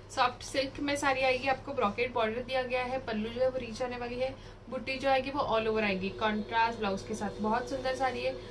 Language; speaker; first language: Hindi; non-native, local second language; Marathi